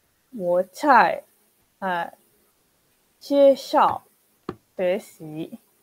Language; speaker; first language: Chinese; non-native, learner; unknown